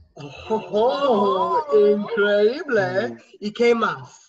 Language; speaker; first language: Spanish; non-native, learner; English